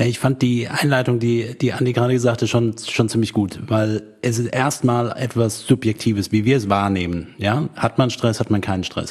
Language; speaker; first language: German; native; German